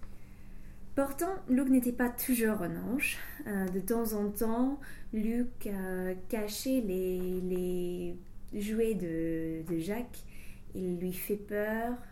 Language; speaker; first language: French; non-native, learner; English